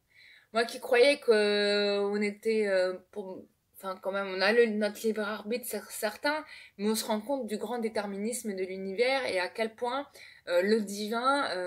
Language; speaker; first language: French; native; French